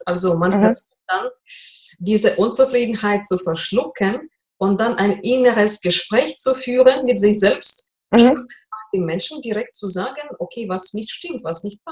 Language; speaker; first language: German; non-native, fluent; Russian